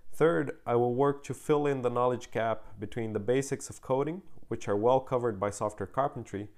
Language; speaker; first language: English; non-native, fluent; Portuguese